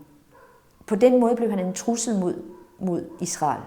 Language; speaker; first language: Danish; native; Danish